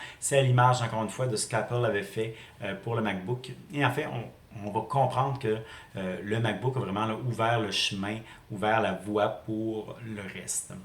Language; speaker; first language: French; native; French